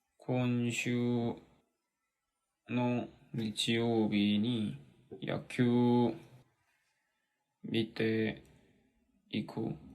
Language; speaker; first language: Japanese; non-native, learner; Korean